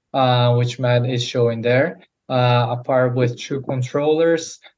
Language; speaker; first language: English; non-native, fluent; Portuguese